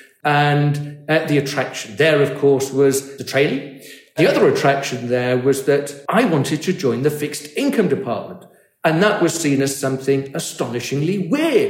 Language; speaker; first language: English; native; English